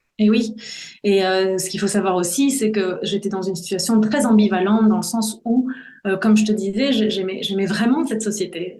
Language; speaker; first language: French; early bilingual, other home language; Spanish